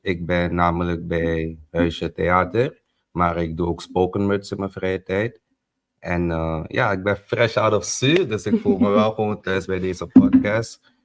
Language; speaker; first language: Dutch; native; Dutch